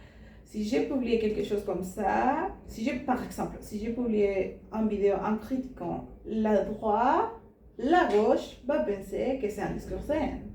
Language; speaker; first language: French; non-native, learner; Spanish